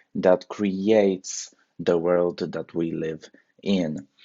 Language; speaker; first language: English; non-native, fluent; Polish